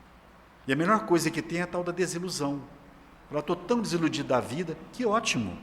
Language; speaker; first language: Portuguese; native; Portuguese